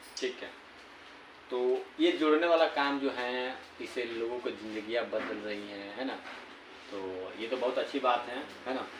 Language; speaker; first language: Hindi; native; Hindi